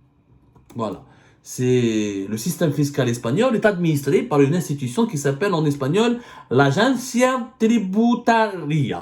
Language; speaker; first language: French; non-native, local second language; Arabic